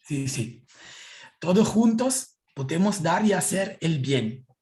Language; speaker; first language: Spanish; non-native, learner; Italian